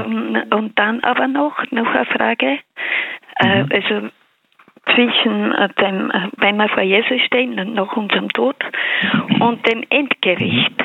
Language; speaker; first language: German; native; German